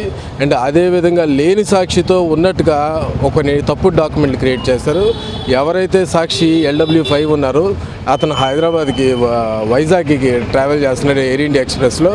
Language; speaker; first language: Telugu; native; Telugu